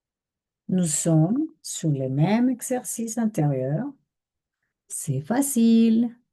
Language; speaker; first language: French; non-native, fluent; Spanish